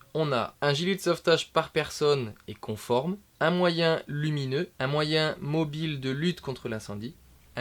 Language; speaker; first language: French; native; French